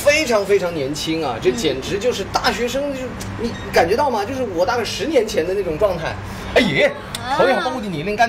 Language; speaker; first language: Chinese; native; Chinese